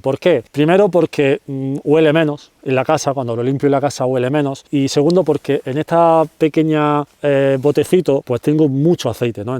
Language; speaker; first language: Spanish; native; Spanish